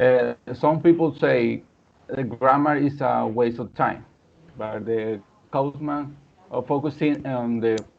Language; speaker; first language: English; non-native, learner; Spanish